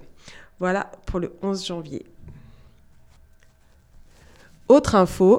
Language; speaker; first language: French; native; French